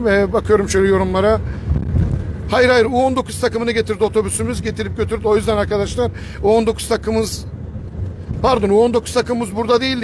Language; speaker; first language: Turkish; native; Turkish